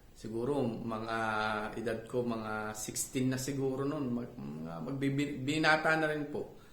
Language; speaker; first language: Filipino; native; Filipino